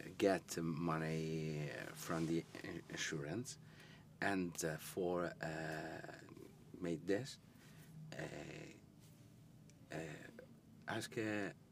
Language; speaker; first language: English; non-native, learner; Italian